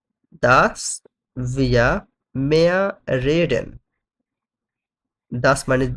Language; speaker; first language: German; non-native, fluent; Bangla